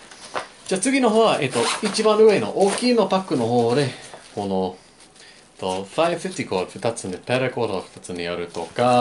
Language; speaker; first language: Japanese; non-native, learner; English